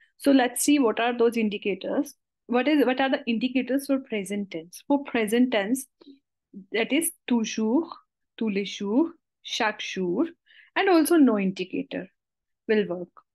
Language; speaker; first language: English; non-native, local second language; Hindi